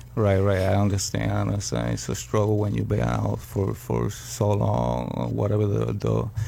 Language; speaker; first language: English; early bilingual, other home language; Spanish